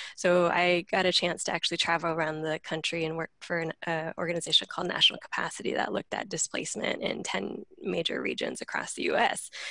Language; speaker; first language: English; native; English